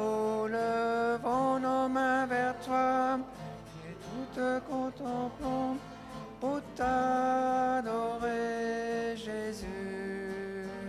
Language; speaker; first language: French; native; French